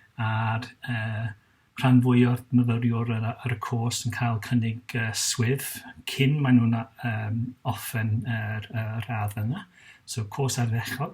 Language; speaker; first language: Welsh; non-native, local second language; English